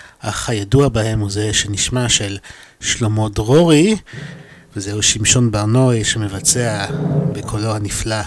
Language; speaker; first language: Hebrew; native; Hebrew